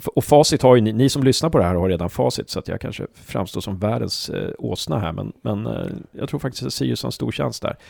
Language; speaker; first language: Swedish; native; Swedish